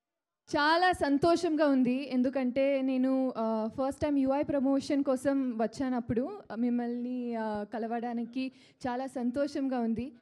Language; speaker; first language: Telugu; non-native, learner; Kannada